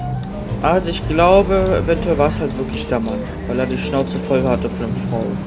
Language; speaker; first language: German; native; German